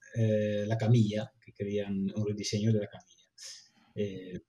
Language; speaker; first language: Spanish; non-native, fluent; Dutch